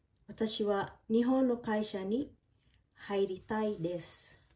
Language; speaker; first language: Japanese; non-native, fluent; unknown